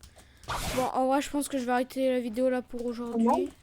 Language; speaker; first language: French; native; French